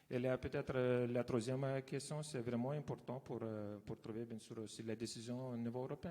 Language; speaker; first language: French; non-native, fluent; Lithuanian